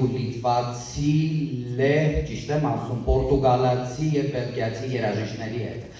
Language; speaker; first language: Armenian; native; Armenian